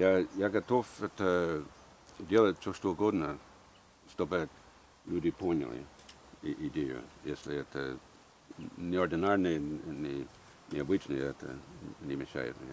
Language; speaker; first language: Russian; early bilingual, heritage; English